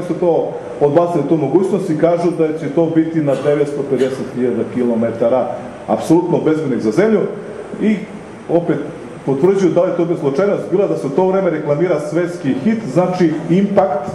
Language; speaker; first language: Serbian; native; Serbian